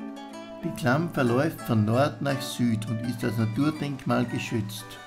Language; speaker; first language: German; native; German